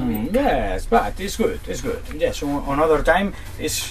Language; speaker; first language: English; non-native, learner; Spanish